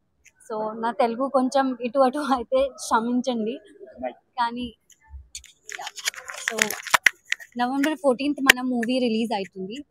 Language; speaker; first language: Telugu; non-native, learner; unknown